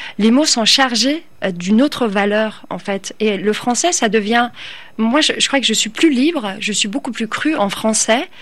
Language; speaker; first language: French; early bilingual, other home language; Turkish